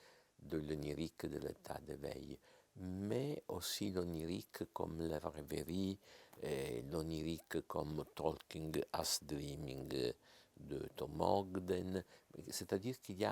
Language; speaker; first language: French; non-native, fluent; Italian